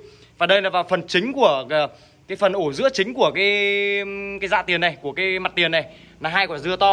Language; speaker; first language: Vietnamese; native; Vietnamese